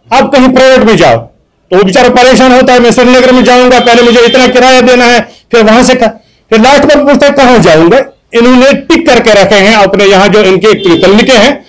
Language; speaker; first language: Urdu; non-native, local second language; Kashmiri